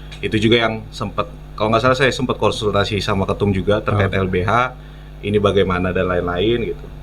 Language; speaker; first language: Indonesian; native; Indonesian